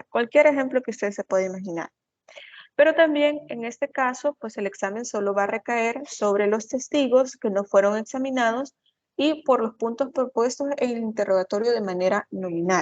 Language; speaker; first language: Spanish; native; Spanish